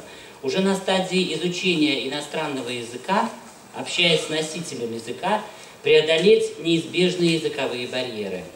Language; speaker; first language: Russian; native; Russian